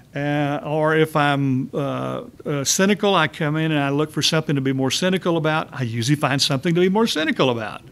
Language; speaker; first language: English; native; English